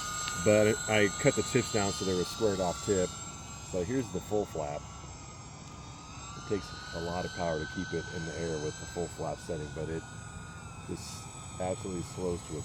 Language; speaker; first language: English; native; English